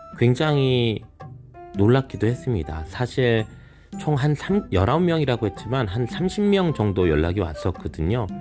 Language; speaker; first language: Korean; native; Korean